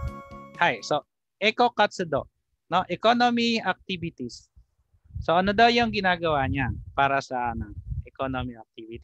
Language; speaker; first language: Japanese; non-native, learner; Filipino